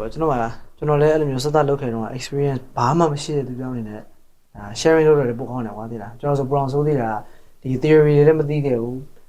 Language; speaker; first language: Burmese; native; Burmese